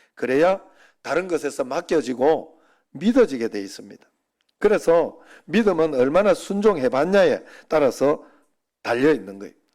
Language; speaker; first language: Korean; native; Korean